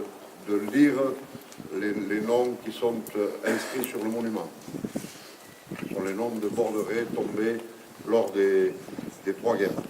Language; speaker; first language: French; native; French